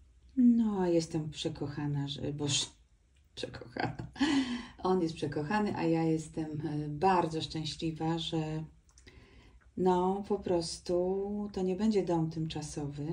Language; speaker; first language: Polish; native; Polish